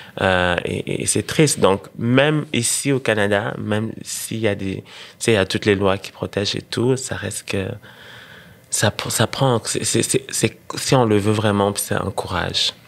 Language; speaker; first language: French; non-native, local second language; Rundi